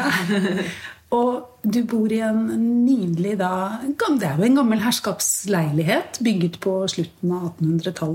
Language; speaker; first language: Norwegian; native; Norwegian